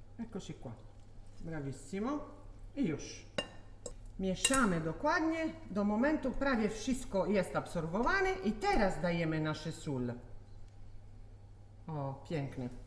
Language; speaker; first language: Polish; non-native, learner; Italian